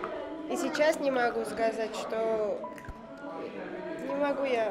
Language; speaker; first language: Russian; non-native, local second language; Armenian